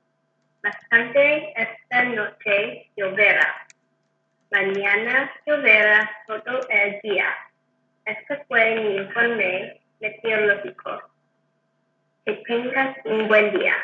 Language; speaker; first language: Spanish; non-native, learner; English